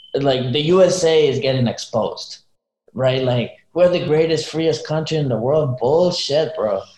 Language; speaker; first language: English; early bilingual, other home language; Spanish